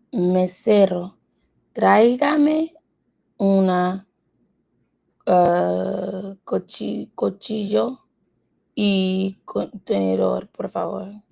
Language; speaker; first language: Spanish; non-native, learner; English